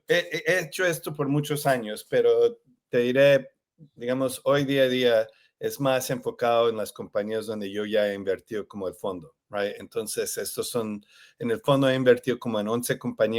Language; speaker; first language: Spanish; early bilingual, heritage; Spanish